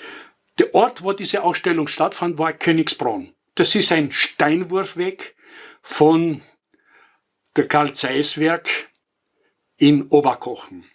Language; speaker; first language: German; non-native, fluent; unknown